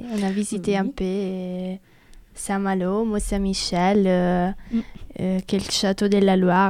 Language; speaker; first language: French; non-native, fluent; Italian